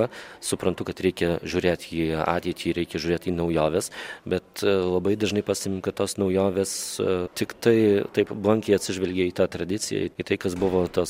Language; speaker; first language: Lithuanian; native; Lithuanian